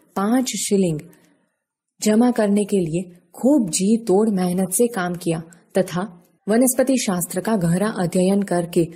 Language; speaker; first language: Hindi; non-native, local second language; Gujarati